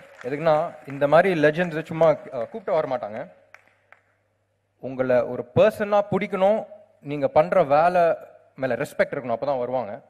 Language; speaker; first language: Tamil; non-native, local second language; Telugu